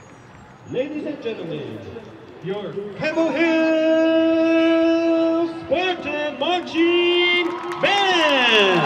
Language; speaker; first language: English; native; English